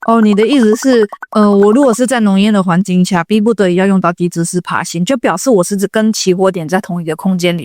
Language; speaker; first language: Chinese; native; Chinese